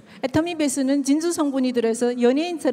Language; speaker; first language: Korean; native; Korean